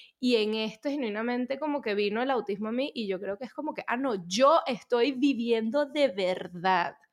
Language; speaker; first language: Spanish; native; Spanish